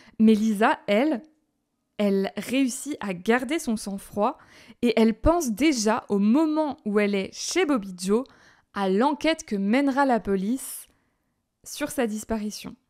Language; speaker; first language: French; native; French